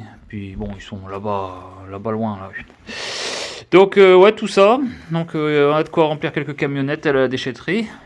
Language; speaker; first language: French; native; French